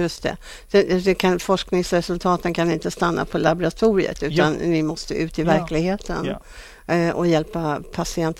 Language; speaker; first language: Swedish; native; Swedish